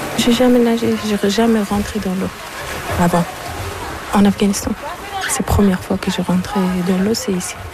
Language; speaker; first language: French; non-native, learner; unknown